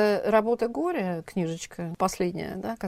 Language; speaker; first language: Russian; native; Russian